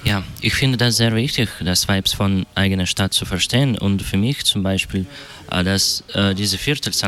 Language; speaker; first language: German; non-native, learner; Russian